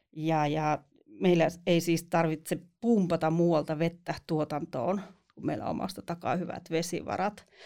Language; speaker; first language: Finnish; native; Finnish